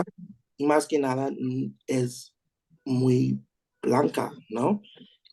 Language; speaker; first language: Spanish; non-native, learner; English